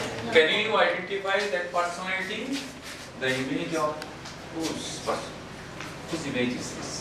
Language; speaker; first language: English; non-native, local second language; Hindi